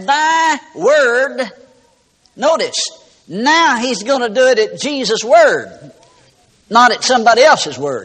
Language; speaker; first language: English; native; English